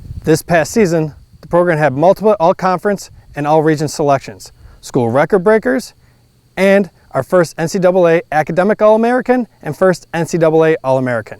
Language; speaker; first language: English; native; English